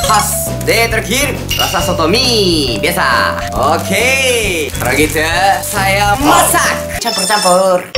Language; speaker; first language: Indonesian; non-native, learner; Japanese